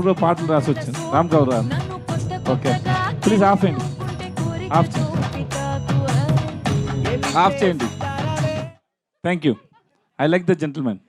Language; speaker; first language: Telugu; non-native, learner; Tamil